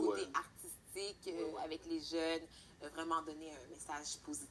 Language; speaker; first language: French; native; French